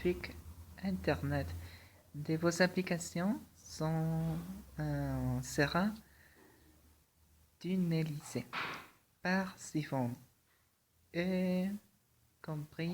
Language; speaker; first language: French; non-native, fluent; Spanish